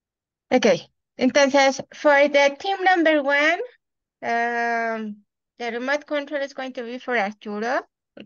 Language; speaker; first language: English; non-native, fluent; Spanish